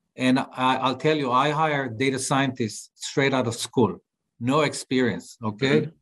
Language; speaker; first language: English; non-native, fluent; Hebrew